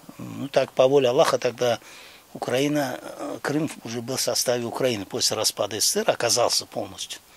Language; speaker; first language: Russian; non-native, local second language; Crimean Tatar